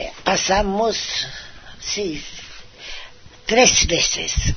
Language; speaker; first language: Spanish; non-native, fluent; Hungarian